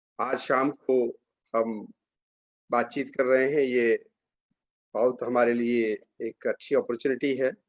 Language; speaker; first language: Hindi; native; Hindi